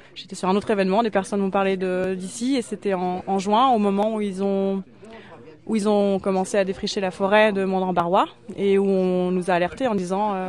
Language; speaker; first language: French; native; French